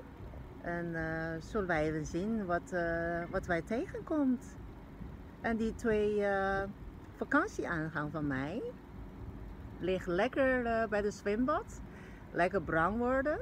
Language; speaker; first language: Dutch; non-native, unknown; Chinese